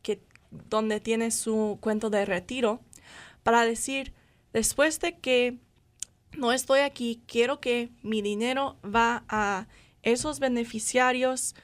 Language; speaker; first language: Spanish; non-native, learner; English